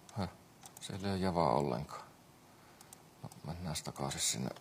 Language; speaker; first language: Finnish; native; Finnish